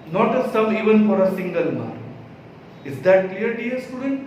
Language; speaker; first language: English; non-native, local second language; Gujarati